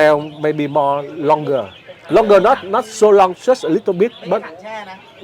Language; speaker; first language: English; non-native, learner; Vietnamese